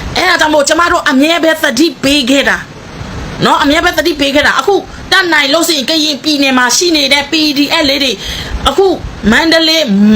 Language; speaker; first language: Burmese; non-native, local second language; S'gaw Karen